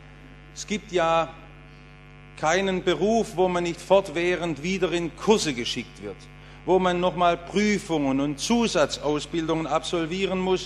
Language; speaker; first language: German; native; German